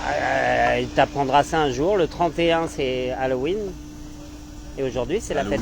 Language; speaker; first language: French; native; French